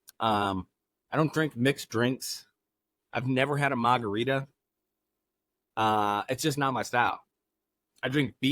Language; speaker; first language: English; native; English